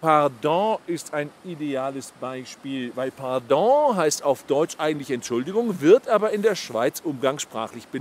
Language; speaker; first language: German; native; German